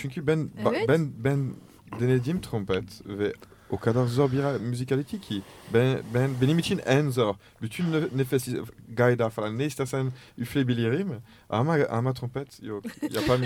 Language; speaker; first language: Turkish; non-native, learner; French